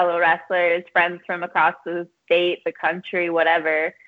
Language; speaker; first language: English; native; English